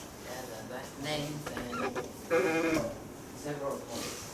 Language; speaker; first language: English; non-native, learner; Chinese